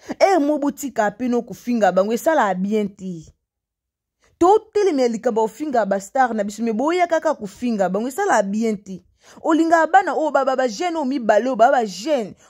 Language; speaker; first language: Lingala; native; Lingala